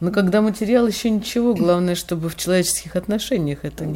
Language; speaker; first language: Russian; native; Russian